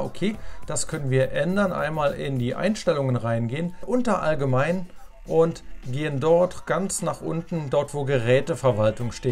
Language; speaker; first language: German; native; German